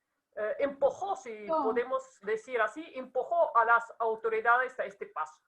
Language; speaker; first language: Spanish; non-native, fluent; Russian